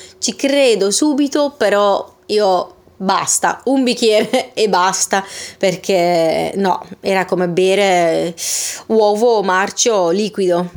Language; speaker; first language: Italian; non-native, fluent; Dutch